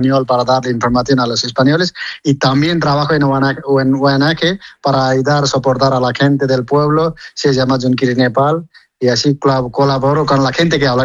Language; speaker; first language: Spanish; non-native, learner; Nepali